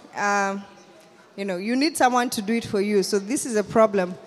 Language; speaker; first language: English; non-native, local second language; Kikuyu